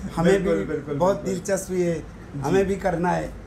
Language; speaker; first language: Hindi; non-native, local second language; Gujarati